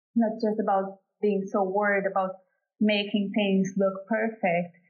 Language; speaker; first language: English; non-native, fluent; Portuguese